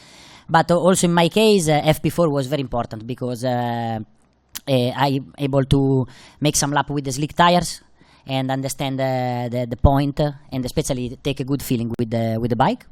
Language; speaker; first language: English; non-native, fluent; Italian